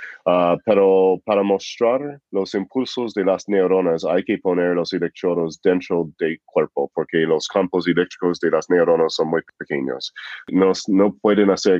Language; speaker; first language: Spanish; non-native, fluent; English